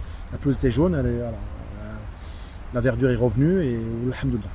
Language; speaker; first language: French; non-native, local second language; Arabic